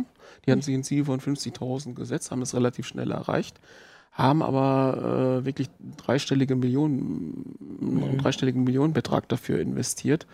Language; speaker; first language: German; native; German